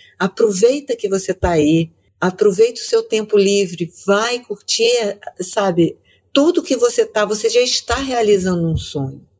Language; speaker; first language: Portuguese; native; Portuguese